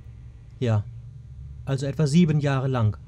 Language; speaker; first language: German; native; German